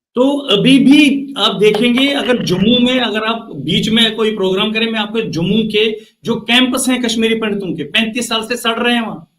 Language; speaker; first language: Hindi; non-native, local second language; Kashmiri